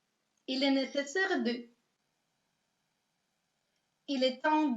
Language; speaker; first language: French; non-native, fluent; Russian